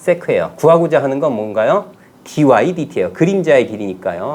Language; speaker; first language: Korean; native; Korean